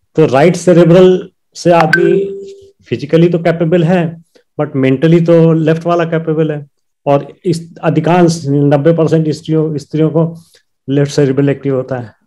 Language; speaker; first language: Hindi; native; Hindi